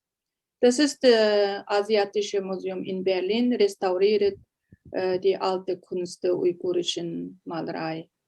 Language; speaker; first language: German; non-native, learner; Uyghur